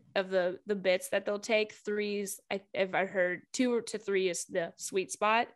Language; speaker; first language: English; native; English